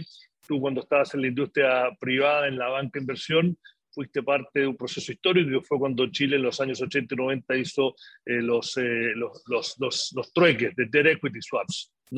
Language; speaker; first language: Spanish; native; Spanish